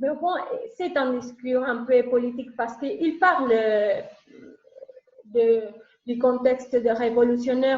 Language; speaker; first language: French; non-native, learner; Spanish